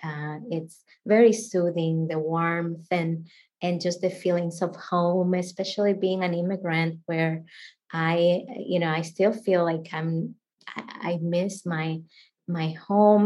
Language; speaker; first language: English; non-native, fluent; Spanish